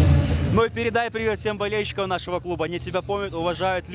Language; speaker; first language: Russian; native; Russian